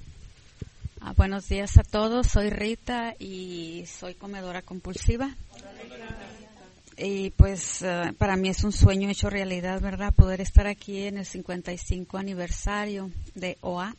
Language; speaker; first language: Spanish; native; Spanish